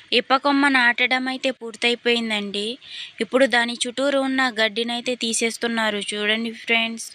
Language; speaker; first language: Telugu; non-native, local second language; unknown